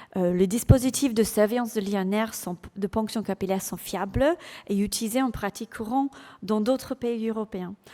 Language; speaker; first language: French; non-native, fluent; English